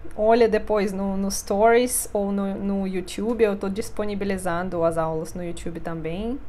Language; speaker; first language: Portuguese; non-native, fluent; Russian